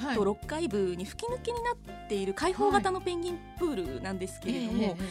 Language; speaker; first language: Japanese; native; Japanese